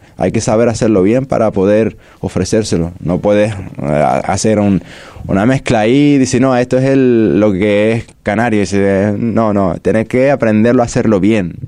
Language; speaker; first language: Spanish; non-native, fluent; Arabic